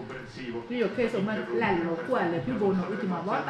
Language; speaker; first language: Italian; non-native, learner; Thai